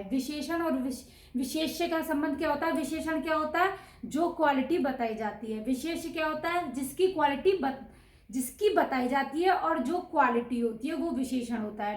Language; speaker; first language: Hindi; native; Hindi